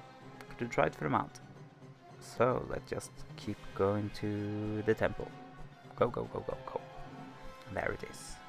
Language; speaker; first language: English; non-native, fluent; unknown